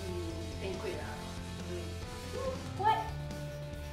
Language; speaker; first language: Spanish; non-native, learner; Japanese